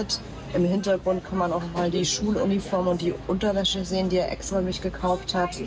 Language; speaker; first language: German; native; German